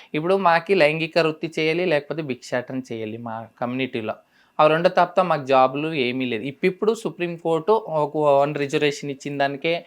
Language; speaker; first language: Telugu; native; Telugu